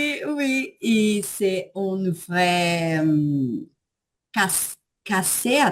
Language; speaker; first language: French; non-native, learner; Portuguese